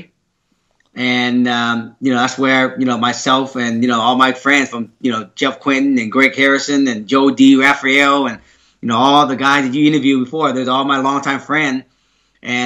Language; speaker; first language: English; early bilingual, other home language; Vietnamese